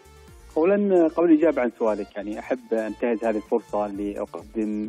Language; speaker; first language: Arabic; native; Arabic